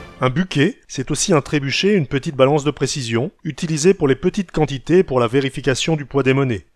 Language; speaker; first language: French; native; French